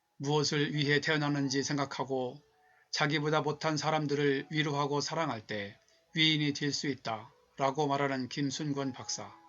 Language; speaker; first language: Korean; native; Korean